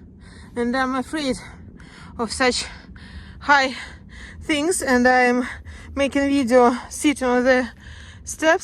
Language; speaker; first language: English; non-native, learner; Russian